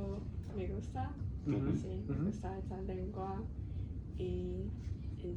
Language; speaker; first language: Spanish; non-native, learner; Cantonese